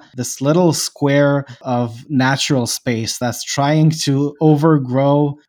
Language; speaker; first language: English; non-native, fluent; Bosnian